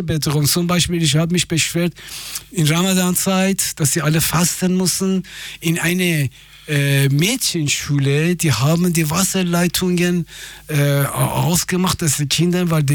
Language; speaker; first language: German; non-native, fluent; Persian